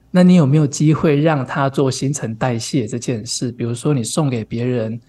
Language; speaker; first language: Chinese; native; Chinese